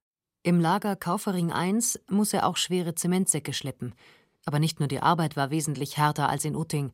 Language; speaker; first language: German; native; German